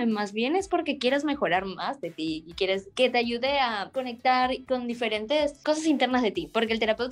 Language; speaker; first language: Spanish; native; Spanish